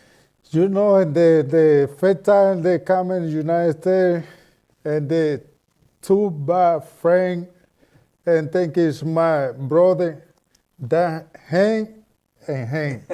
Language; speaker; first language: English; non-native, learner; Spanish